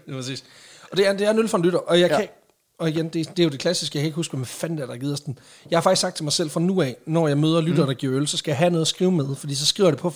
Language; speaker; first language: Danish; native; Danish